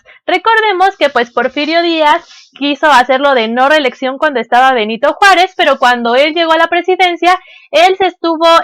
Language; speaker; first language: Spanish; native; Spanish